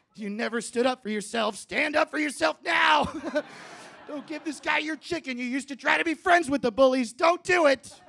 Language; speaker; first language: English; native; English